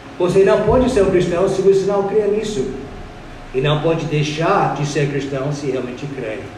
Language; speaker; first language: Portuguese; non-native, fluent; English